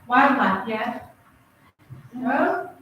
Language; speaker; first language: English; non-native, fluent; Uzbek